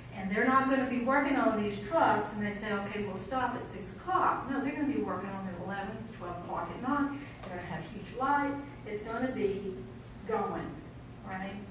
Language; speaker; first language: English; native; English